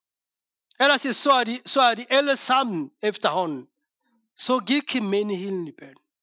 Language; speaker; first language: Danish; non-native, fluent; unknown